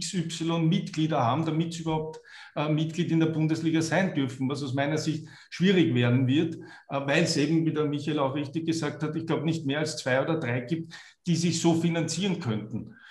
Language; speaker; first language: German; native; German